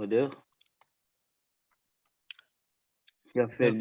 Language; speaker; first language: German; non-native, learner; Azerbaijani